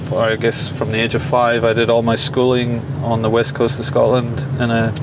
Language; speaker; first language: English; native; English